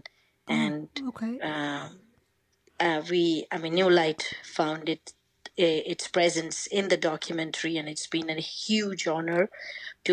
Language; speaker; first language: English; non-native, local second language; Bangla